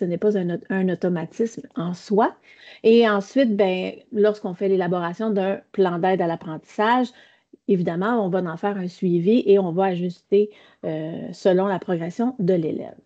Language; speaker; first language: French; native; French